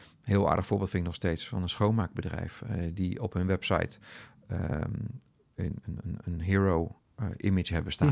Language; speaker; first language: Dutch; native; Dutch